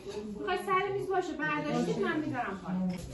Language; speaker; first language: Persian; native; Persian